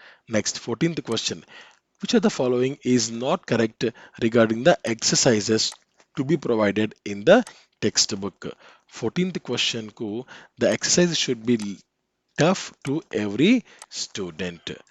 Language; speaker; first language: English; non-native, local second language; Telugu